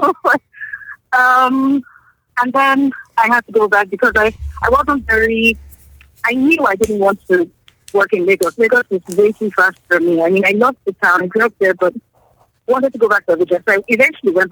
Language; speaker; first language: English; non-native, local second language; Yoruba